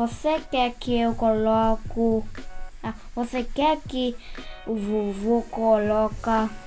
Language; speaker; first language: Portuguese; early bilingual, heritage; Portuguese